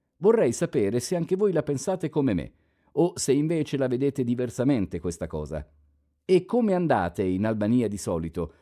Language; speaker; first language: Italian; non-native, fluent; Albanian